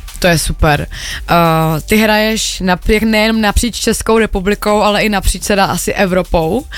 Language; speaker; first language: Czech; native; Czech